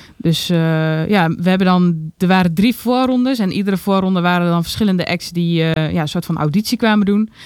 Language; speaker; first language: Dutch; native; Dutch